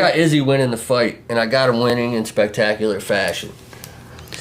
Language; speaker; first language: English; native; English